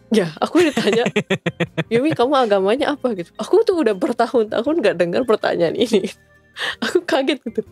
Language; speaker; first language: Indonesian; native; Indonesian